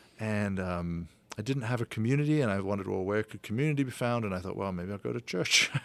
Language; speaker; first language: English; native; English